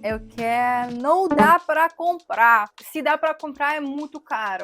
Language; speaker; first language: Portuguese; non-native, fluent; Russian